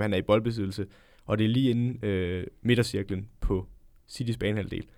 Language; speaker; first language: Danish; native; Danish